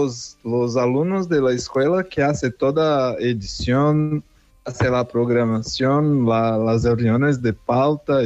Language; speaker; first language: Spanish; non-native, fluent; Portuguese